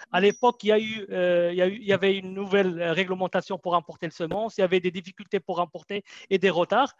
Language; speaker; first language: French; non-native, local second language; Arabic